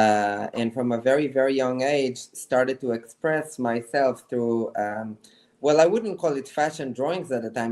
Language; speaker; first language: English; non-native, fluent; Hebrew